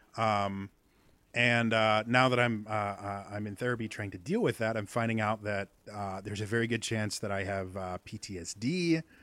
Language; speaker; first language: English; native; English